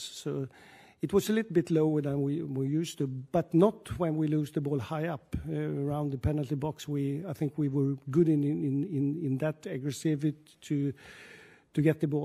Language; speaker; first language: English; non-native, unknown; Swedish